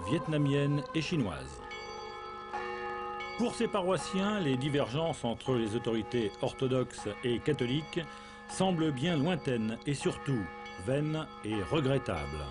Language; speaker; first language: French; native; French